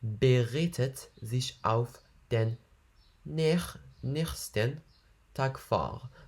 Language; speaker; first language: German; non-native, learner; English